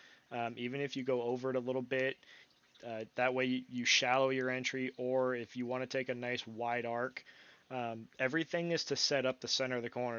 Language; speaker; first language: English; native; English